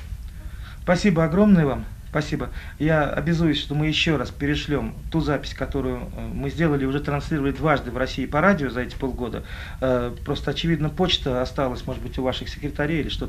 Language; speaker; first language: Russian; native; Russian